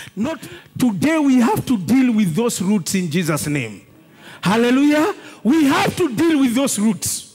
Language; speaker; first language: English; non-native, local second language; Swahili